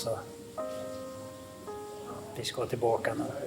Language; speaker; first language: Swedish; native; Swedish